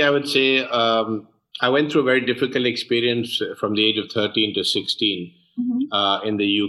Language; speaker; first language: English; native; English